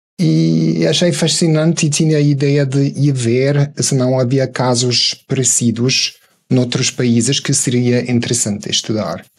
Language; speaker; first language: Portuguese; non-native, fluent; German